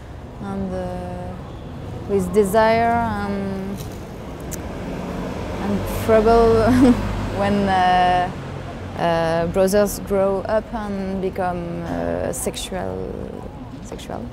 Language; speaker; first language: English; non-native, learner; French